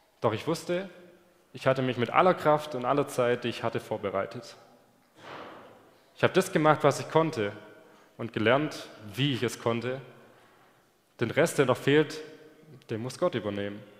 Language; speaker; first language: German; native; German